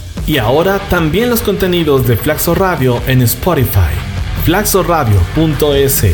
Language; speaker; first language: Spanish; native; Spanish